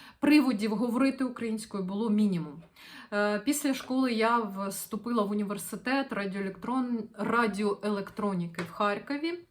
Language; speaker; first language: Ukrainian; non-native, local second language; Russian